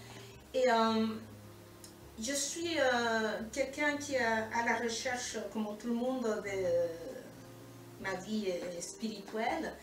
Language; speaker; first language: French; non-native, fluent; Spanish